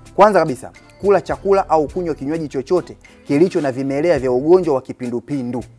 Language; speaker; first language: Swahili; native; Swahili